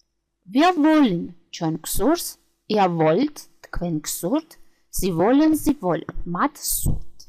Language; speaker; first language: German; non-native, fluent; Georgian